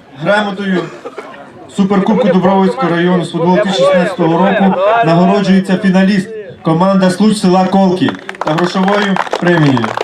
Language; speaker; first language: Ukrainian; native; Ukrainian